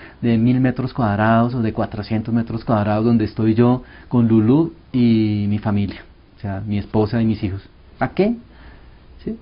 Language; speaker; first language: Spanish; early bilingual, other home language; Korean